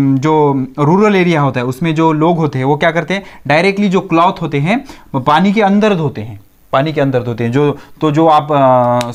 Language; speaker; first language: Hindi; non-native, local second language; Marathi